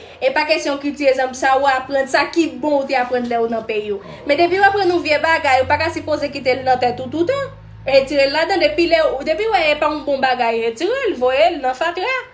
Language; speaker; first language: Haitian Creole; non-native, fluent; Portuguese